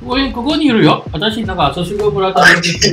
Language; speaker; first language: Japanese; non-native, learner; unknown